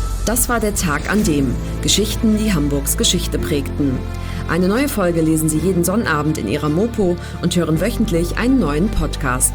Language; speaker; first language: German; native; German